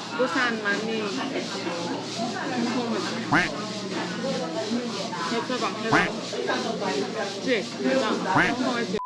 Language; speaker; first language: Korean; non-native, learner; Vietnamese